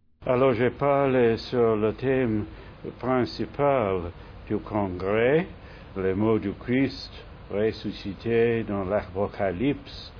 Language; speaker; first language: French; non-native, fluent; English